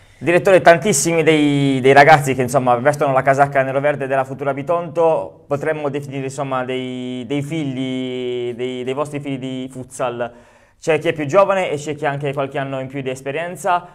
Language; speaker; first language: Italian; native; Italian